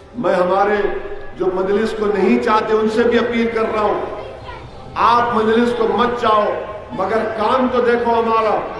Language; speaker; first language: Urdu; native; Urdu